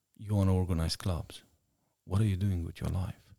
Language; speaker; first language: English; non-native, fluent; Romanian